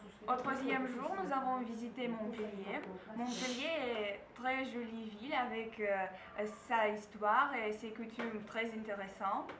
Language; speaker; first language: French; non-native, learner; Russian